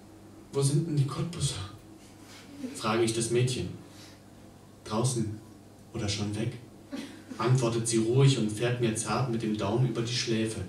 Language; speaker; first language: German; native; German